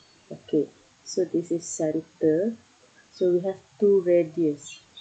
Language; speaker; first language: English; non-native, local second language; Malay